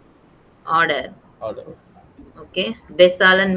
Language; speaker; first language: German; non-native, fluent; Tamil